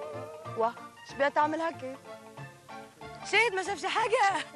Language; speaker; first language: Arabic; native; Arabic